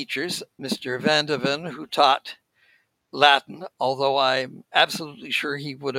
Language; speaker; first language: English; native; English